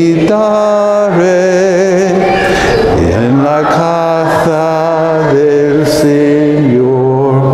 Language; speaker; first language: Spanish; non-native, fluent; English